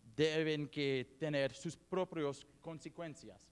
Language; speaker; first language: Spanish; non-native, learner; English